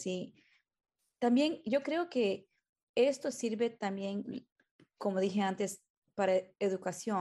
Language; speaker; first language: Spanish; early bilingual, heritage; Spanish